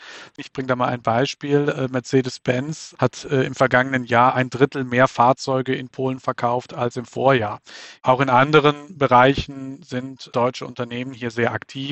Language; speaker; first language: German; native; German